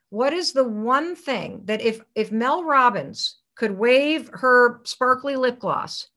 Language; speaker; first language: English; native; English